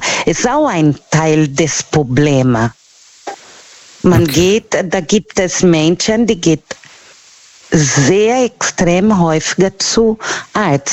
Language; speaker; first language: German; non-native, learner; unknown